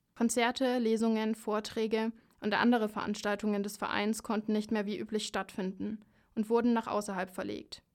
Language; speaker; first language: German; native; German